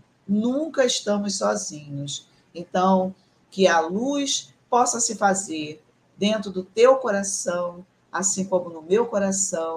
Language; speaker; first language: Portuguese; native; Portuguese